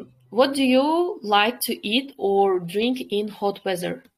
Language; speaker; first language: English; non-native, fluent; Kyrgyz